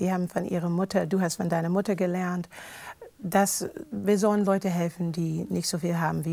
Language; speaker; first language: German; non-native, fluent; English